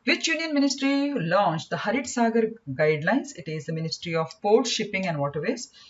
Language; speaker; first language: English; non-native, local second language; Kannada